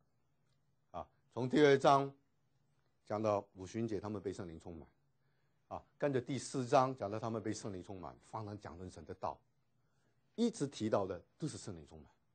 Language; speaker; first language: Chinese; native; Chinese